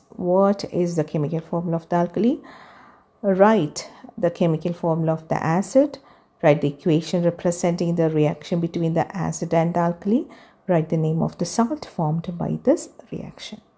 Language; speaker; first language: English; non-native, local second language; Malayalam